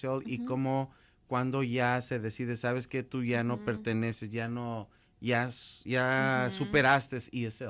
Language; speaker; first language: Spanish; native; Spanish